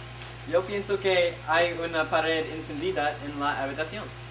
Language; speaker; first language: Spanish; non-native, learner; English